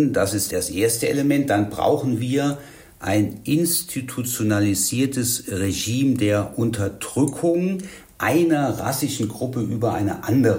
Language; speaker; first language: German; native; German